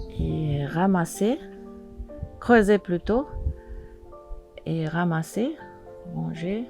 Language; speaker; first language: French; non-native, local second language; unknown